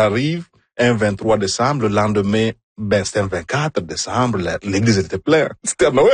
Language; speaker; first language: French; non-native, fluent; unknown